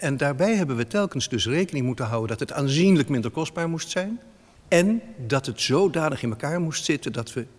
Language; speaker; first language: Dutch; native; Dutch